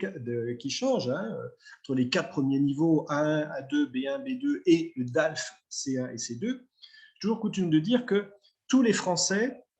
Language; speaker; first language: French; native; French